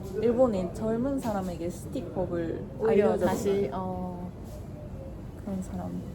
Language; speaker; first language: Korean; early bilingual, heritage; Korean